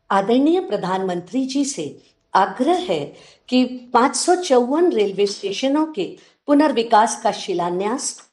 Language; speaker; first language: Hindi; native; Hindi